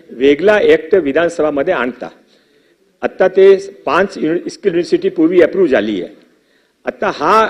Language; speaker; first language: Marathi; non-native, local second language; Hindi